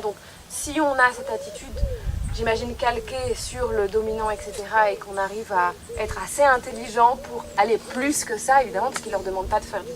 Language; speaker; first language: French; native; French